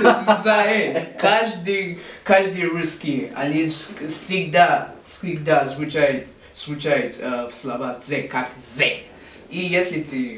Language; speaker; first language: Russian; non-native, learner; English